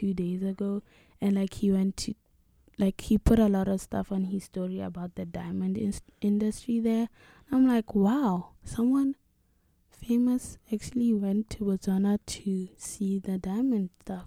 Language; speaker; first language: English; non-native, local second language; Tswana